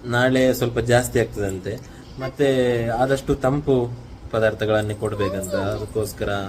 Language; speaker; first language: Kannada; non-native, local second language; Tulu